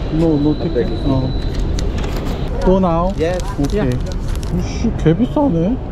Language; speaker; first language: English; non-native, learner; Korean